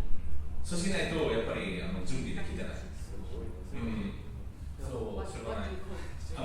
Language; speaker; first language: Japanese; non-native, learner; English